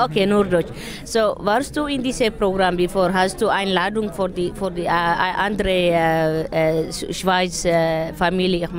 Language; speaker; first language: German; non-native, learner; Tigrinya